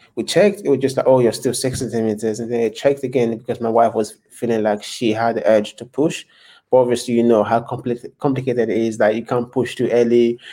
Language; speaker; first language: English; non-native, local second language; Yoruba